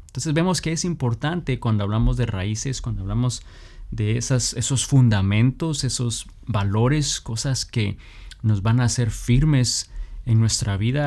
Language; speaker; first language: Spanish; native; Spanish